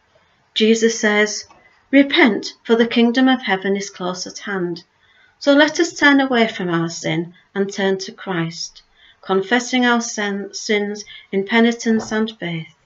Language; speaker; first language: English; native; English